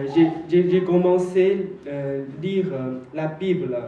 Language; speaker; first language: French; non-native, learner; Chinese